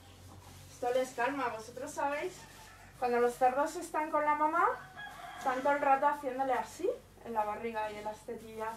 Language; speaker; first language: Spanish; native; Spanish